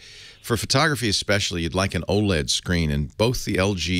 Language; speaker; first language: English; native; English